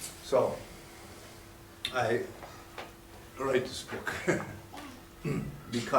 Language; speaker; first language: English; non-native, learner; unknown